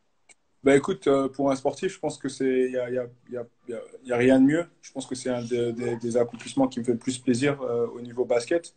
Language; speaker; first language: French; native; French